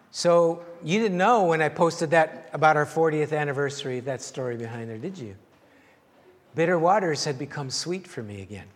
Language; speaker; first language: English; native; English